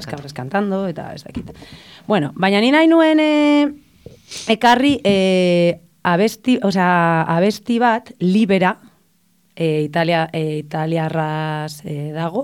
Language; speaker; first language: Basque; non-native, local second language; Spanish